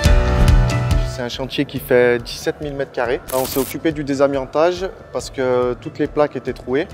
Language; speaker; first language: French; native; French